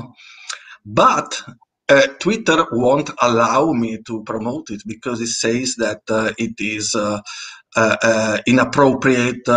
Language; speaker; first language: English; non-native, fluent; Italian